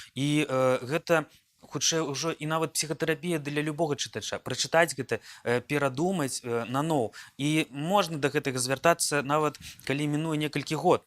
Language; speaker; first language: Belarusian; native; Belarusian